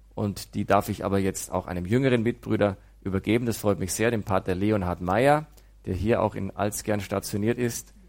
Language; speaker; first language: German; native; German